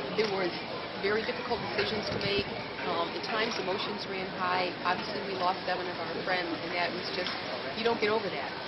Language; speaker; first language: English; native; English